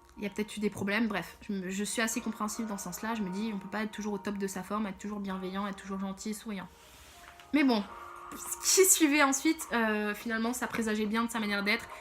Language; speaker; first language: French; early bilingual, other home language; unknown